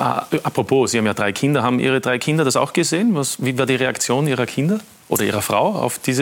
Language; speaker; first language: German; native; German